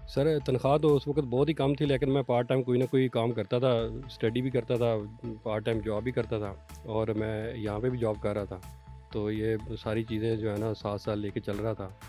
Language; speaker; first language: Urdu; non-native, local second language; Punjabi